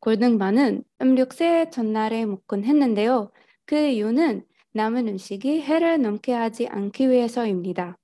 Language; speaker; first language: Korean; non-native, learner; Arabic